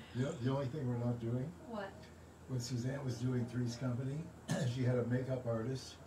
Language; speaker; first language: English; native; English